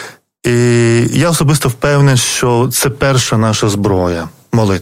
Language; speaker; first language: Ukrainian; non-native, fluent; Lithuanian